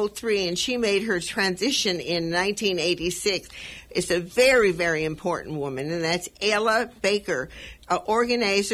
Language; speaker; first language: English; native; English